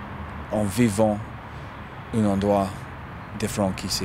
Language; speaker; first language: French; non-native, fluent; English